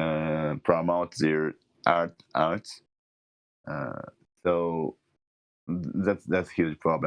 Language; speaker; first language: English; non-native, learner; Japanese